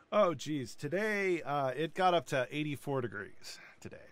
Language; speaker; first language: English; native; English